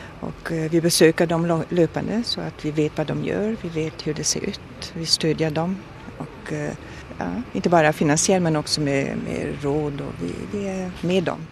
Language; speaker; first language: Swedish; non-native, fluent; German